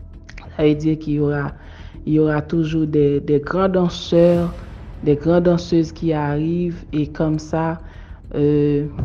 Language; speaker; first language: French; non-native, local second language; Haitian Creole